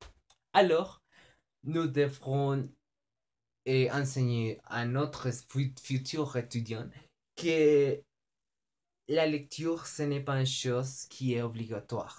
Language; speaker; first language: French; non-native, learner; Spanish